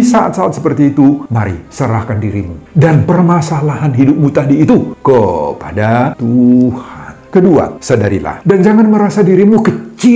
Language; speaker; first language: Indonesian; non-native, local second language; Batak Toba